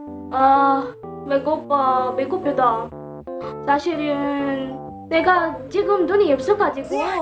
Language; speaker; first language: Korean; non-native, learner; Cebuano